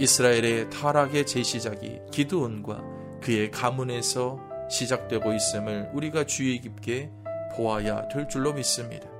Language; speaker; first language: Korean; native; Korean